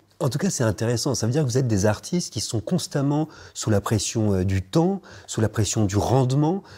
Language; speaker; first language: French; native; French